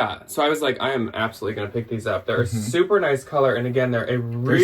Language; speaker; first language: English; native; English